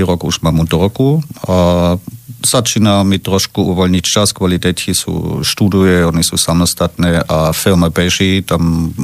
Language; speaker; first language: Slovak; non-native, fluent; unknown